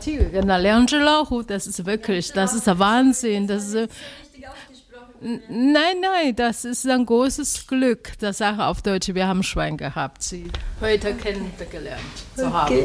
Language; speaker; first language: German; non-native, learner; Chinese